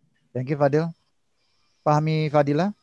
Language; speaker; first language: English; non-native, learner; Indonesian